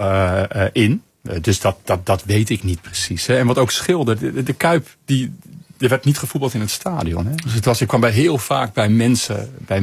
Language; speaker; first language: Dutch; native; Dutch